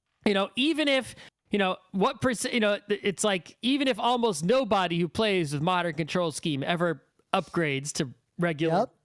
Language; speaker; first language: English; native; English